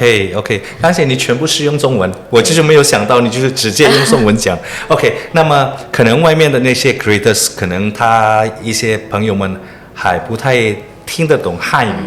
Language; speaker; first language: Chinese; non-native, fluent; Indonesian